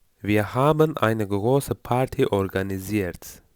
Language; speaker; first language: German; non-native, fluent; Turkish